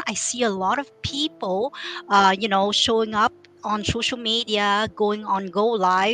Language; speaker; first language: English; early bilingual, other home language; Vietnamese